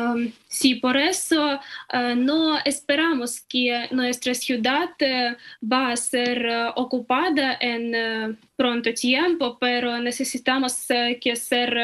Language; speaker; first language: Spanish; non-native, fluent; Ukrainian